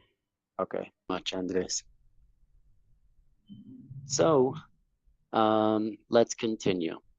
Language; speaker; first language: English; non-native, fluent; Spanish